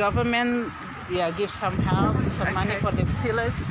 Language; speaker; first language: English; non-native, learner; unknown